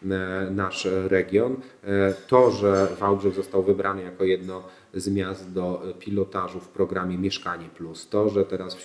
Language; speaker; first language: Polish; native; Polish